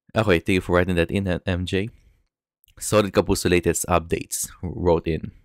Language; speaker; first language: English; non-native, local second language; Filipino